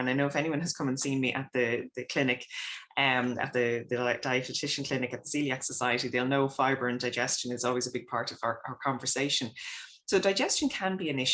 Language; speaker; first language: English; native; English